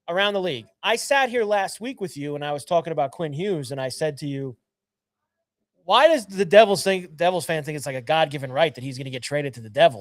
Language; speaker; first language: English; native; English